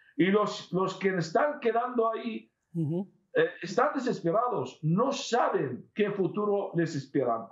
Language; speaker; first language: Spanish; non-native, fluent; Arabic